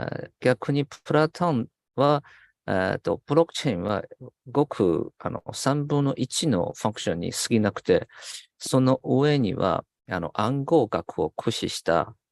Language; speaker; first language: Japanese; non-native, fluent; Chinese